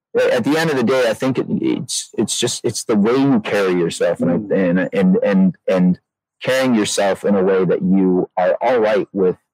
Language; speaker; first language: English; native; English